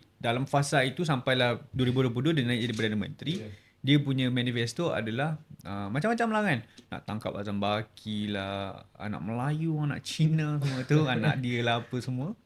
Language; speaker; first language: Malay; native; Malay